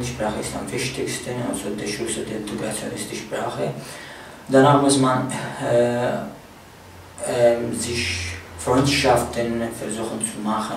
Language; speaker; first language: German; non-native, fluent; Arabic